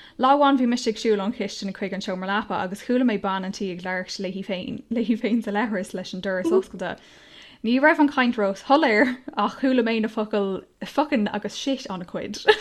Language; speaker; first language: Irish; non-native, local second language; English